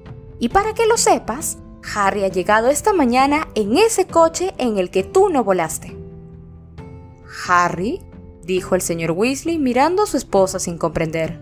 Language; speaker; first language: Spanish; native; Spanish